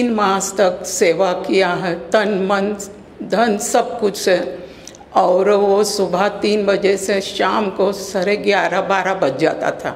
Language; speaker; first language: Hindi; early bilingual, heritage; Caribbean Hindustani